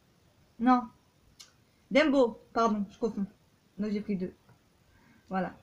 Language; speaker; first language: French; native; French